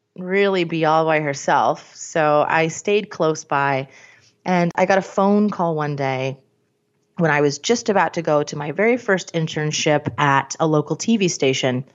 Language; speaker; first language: English; native; English